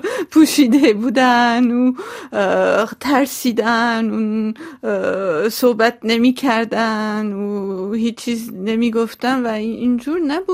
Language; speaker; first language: Persian; non-native, local second language; Armenian